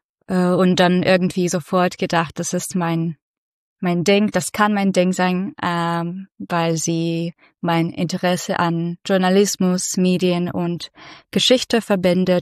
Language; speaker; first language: German; non-native, fluent; Russian